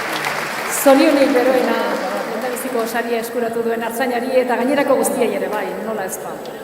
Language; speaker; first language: Basque; native; Basque